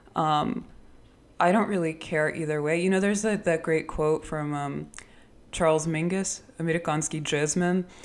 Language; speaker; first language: English; early bilingual, other home language; Russian